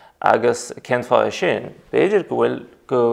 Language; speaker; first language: Irish; non-native, fluent; Russian